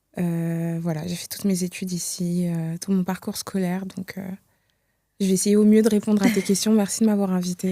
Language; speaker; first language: French; early bilingual, other home language; Kinyarwanda